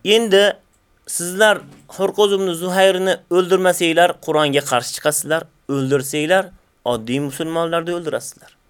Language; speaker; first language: Uzbek; native; Uzbek